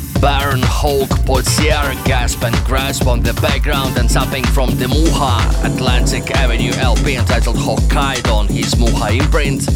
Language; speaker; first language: English; non-native, fluent; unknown